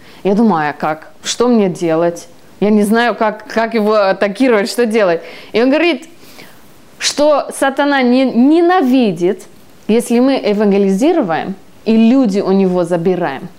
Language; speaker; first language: Russian; early bilingual, heritage; Russian